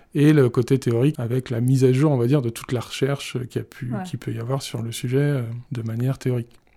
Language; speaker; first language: French; native; French